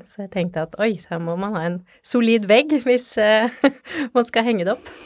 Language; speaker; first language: Norwegian; native; Norwegian